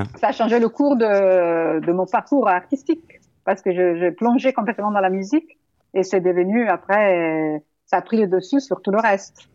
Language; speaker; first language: French; non-native, fluent; Italian